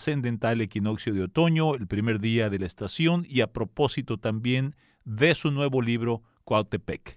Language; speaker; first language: Spanish; native; Spanish